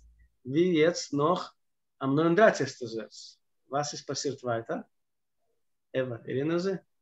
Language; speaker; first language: German; non-native, fluent; Russian